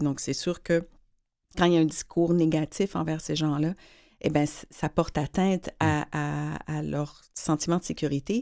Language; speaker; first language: French; native; French